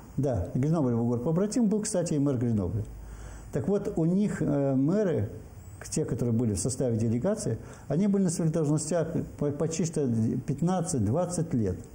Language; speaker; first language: Russian; native; Russian